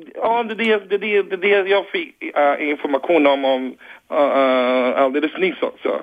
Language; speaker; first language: Swedish; non-native, fluent; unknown